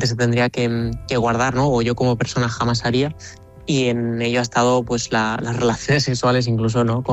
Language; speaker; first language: Spanish; native; Spanish